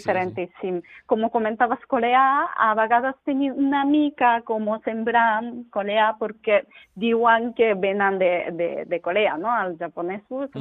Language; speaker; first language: Catalan; non-native, learner; Japanese